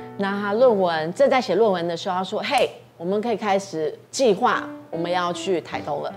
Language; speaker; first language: Chinese; native; Chinese